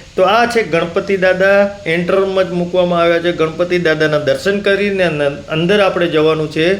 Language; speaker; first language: Gujarati; non-native, local second language; Kachhi